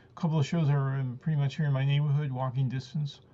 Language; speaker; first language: English; early bilingual, other home language; Spanish